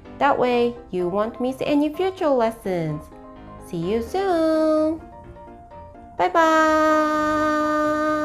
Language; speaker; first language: English; non-native, fluent; Japanese